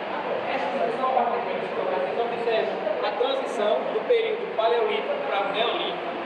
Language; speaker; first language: Portuguese; native; Portuguese